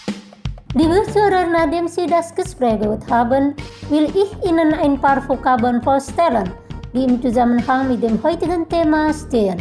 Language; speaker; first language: German; non-native, fluent; Indonesian